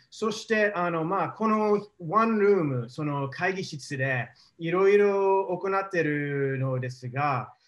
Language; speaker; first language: Japanese; non-native, fluent; English